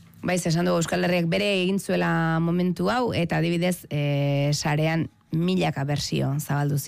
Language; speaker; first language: Basque; native; Basque